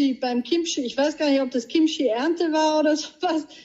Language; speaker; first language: German; native; German